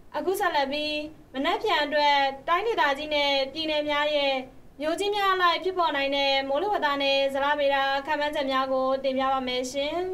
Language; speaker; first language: Burmese; native; Burmese